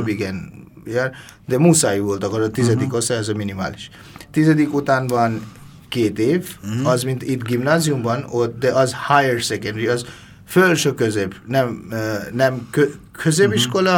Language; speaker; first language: Hungarian; non-native, fluent; Bangla